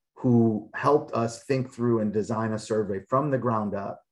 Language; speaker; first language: English; native; English